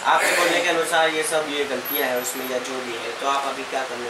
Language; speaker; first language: Hindi; native; Hindi